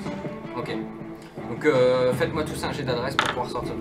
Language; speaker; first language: French; native; French